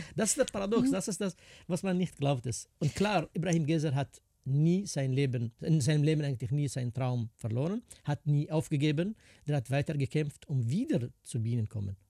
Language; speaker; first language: German; non-native, fluent; Kurdish